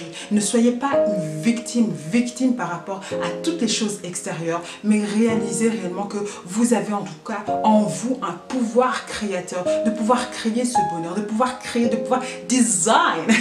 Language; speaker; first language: French; native; French